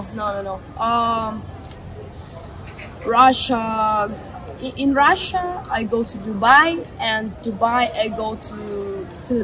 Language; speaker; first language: English; non-native, learner; Russian